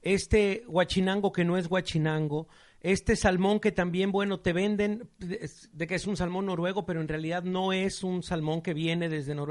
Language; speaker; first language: Spanish; native; Spanish